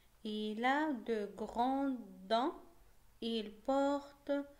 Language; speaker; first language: French; non-native, local second language; Arabic